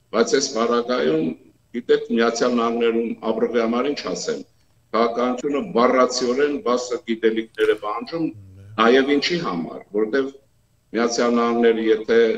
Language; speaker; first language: Armenian; native; Armenian